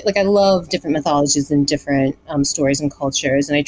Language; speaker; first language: English; early bilingual, other home language; Chinese